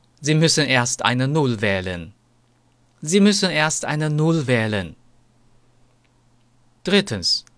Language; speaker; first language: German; non-native, fluent; Chinese